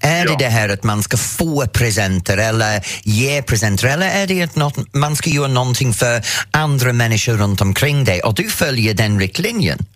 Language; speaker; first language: Swedish; non-native, fluent; English